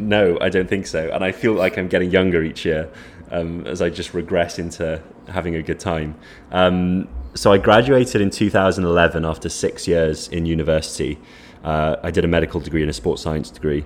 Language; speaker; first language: English; native; English